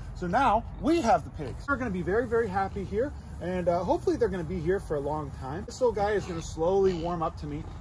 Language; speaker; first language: English; native; English